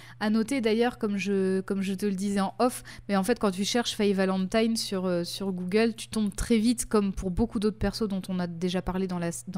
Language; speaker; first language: French; native; French